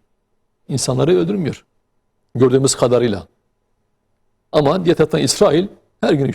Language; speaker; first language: Turkish; native; Turkish